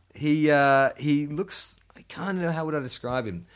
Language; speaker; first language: English; native; English